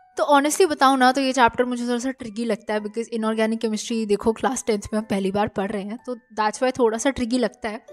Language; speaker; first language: Hindi; non-native, local second language; Bangla